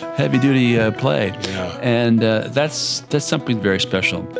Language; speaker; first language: English; native; English